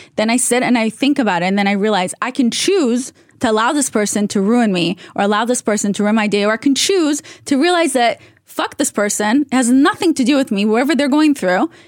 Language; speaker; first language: English; non-native, fluent; Hebrew